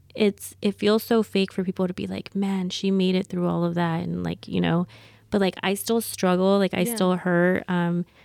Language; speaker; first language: English; native; English